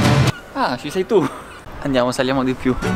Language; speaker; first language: Italian; native; Italian